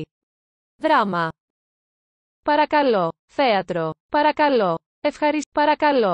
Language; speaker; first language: Greek; non-native, learner; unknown